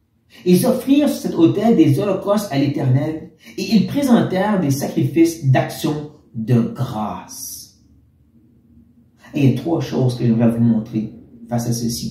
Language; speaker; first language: French; native; French